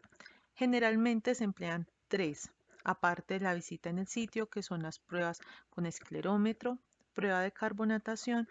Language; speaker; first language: Spanish; native; Spanish